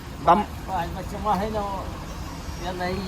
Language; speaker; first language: Arabic; non-native, learner; Chinese